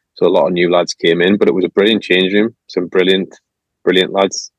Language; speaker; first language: English; native; English